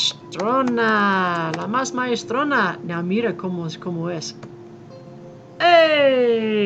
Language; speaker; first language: Spanish; non-native, fluent; English